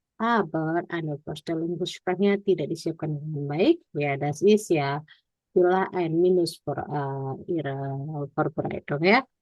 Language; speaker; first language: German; non-native, fluent; Indonesian